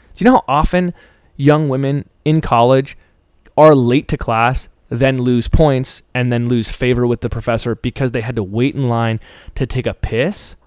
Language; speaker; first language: English; early bilingual, other home language; Persian